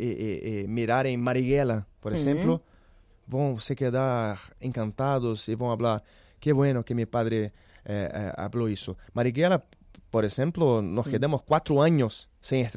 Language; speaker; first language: Spanish; non-native, learner; Portuguese